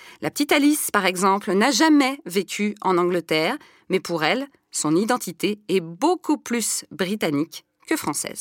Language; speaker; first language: French; native; French